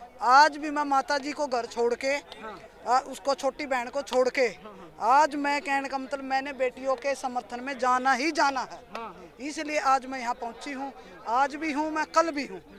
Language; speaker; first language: Hindi; native; Hindi